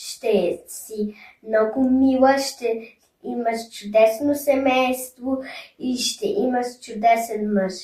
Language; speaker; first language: Bulgarian; early bilingual, heritage; German